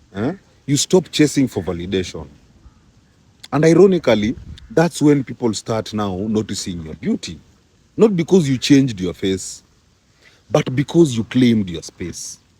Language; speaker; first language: English; non-native, local second language; Swahili